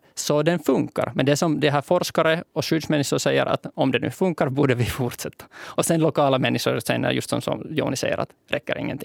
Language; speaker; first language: Swedish; native; Swedish